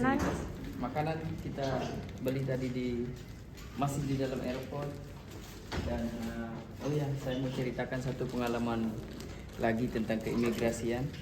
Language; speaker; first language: Indonesian; non-native, local second language; Sasak